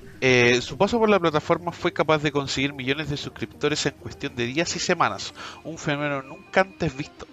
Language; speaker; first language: Spanish; native; Spanish